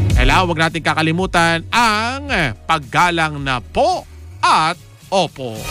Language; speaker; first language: Filipino; native; Filipino